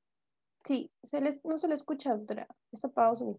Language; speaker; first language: Spanish; native; Spanish